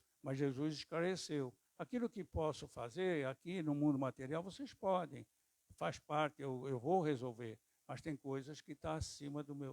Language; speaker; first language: Portuguese; native; Portuguese